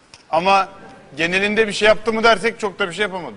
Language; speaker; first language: Turkish; native; Turkish